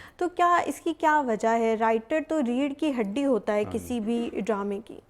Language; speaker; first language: Urdu; native; Urdu